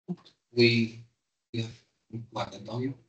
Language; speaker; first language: English; non-native, learner; Spanish